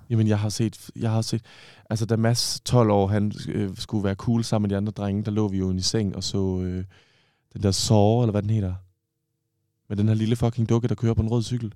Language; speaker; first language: Danish; native; Danish